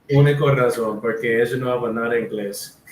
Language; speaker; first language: Spanish; non-native, learner; English